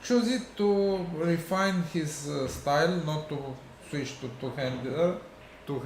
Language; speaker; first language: English; non-native, learner; Romanian